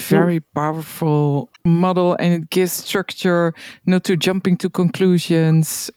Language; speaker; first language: English; non-native, fluent; Dutch